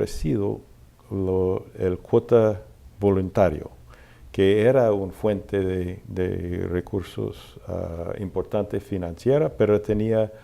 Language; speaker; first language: Spanish; non-native, fluent; English